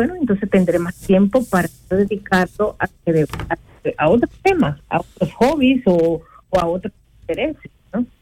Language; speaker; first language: Spanish; native; Spanish